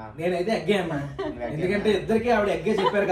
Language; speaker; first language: Telugu; native; Telugu